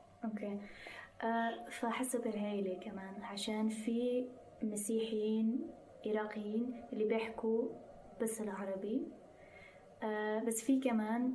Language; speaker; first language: Arabic; non-native, fluent; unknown